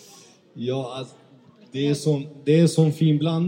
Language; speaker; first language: Swedish; early bilingual, other home language; Turkish